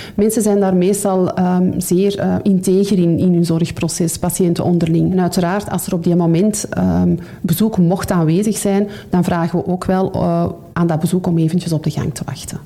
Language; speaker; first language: Dutch; native; Dutch